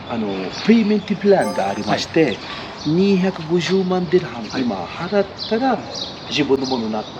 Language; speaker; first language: Japanese; non-native, learner; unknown